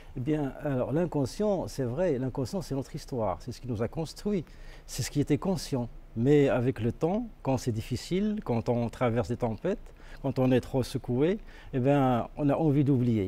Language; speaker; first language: French; non-native, local second language; Arabic